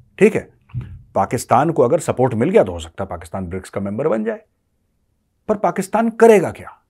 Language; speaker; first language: Hindi; native; Hindi